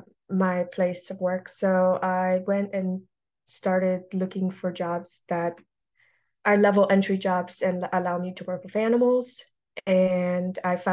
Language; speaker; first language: English; early bilingual, other home language; Russian